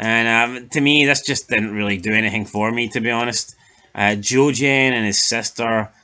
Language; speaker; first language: English; native; English